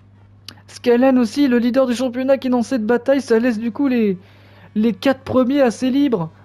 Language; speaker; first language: French; native; French